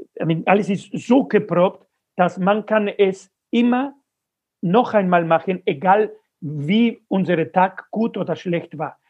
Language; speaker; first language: German; non-native, fluent; Spanish